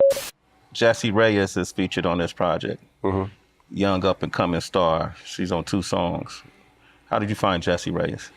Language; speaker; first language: English; native; English